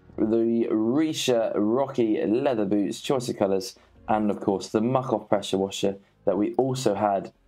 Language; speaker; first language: English; native; English